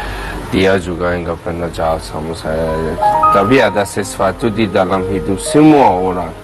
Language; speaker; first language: Indonesian; non-native, learner; Persian